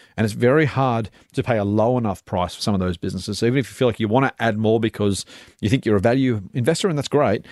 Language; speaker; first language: English; native; English